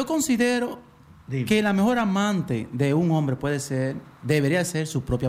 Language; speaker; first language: Spanish; native; Spanish